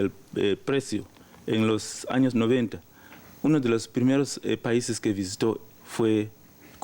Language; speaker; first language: Spanish; non-native, learner; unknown